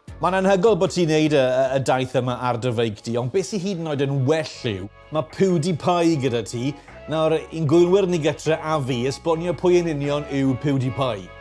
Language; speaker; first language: Welsh; native; Welsh